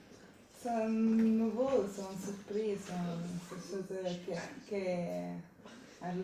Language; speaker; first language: French; non-native, learner; Italian